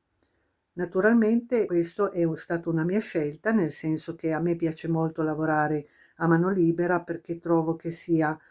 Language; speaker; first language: Italian; native; Italian